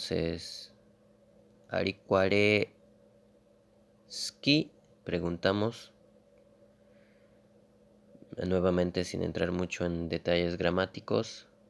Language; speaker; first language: Spanish; non-native, local second language; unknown